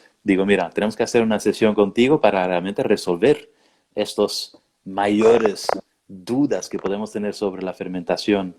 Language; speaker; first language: Spanish; non-native, fluent; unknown